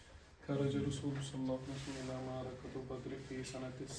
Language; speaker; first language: Arabic; non-native, learner; Kashmiri